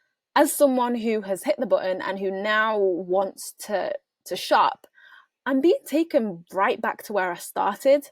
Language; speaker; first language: English; native; English